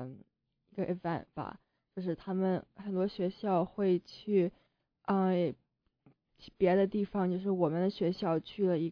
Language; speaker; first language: Chinese; early bilingual, heritage; Chinese